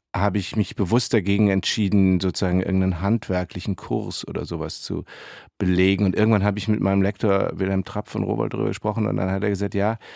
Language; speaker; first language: German; native; German